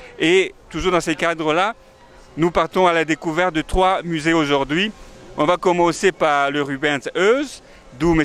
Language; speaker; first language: French; native; French